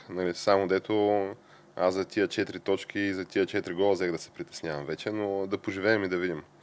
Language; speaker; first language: Bulgarian; native; Bulgarian